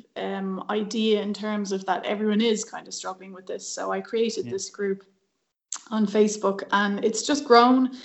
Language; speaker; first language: English; native; English